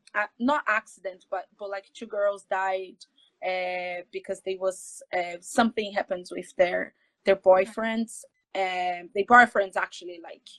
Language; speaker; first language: English; non-native, fluent; Portuguese